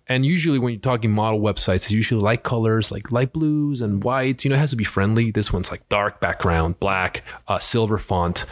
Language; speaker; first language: English; early bilingual, other home language; Spanish